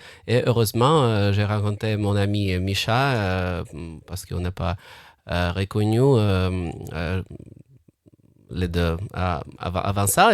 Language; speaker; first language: French; non-native, fluent; Russian